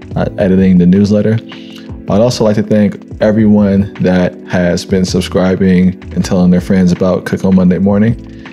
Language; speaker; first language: English; native; English